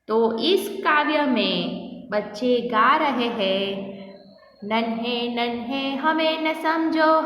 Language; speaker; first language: Hindi; non-native, local second language; Gujarati